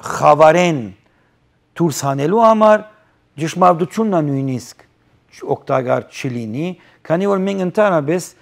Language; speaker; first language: Armenian; early bilingual, heritage; Armenian